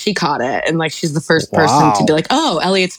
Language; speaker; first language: English; native; English